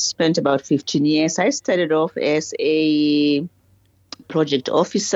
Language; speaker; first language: English; non-native, local second language; Southern Sotho